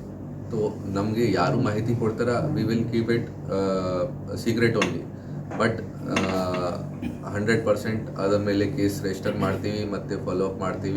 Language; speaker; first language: Kannada; non-native, fluent; Hindi